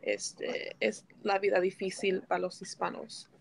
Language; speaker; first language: Spanish; early bilingual, heritage; Spanish